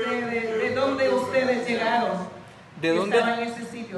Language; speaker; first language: Spanish; non-native, fluent; Haitian Creole